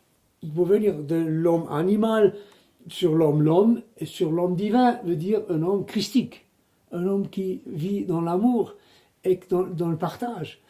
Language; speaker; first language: French; non-native, local second language; German